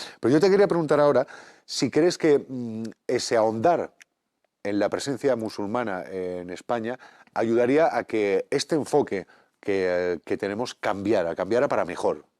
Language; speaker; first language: Spanish; native; Spanish